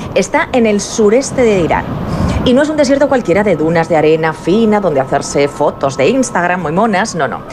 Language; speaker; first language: Spanish; native; Spanish